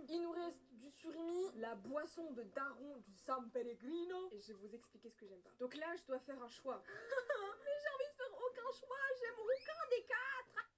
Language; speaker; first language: French; native; French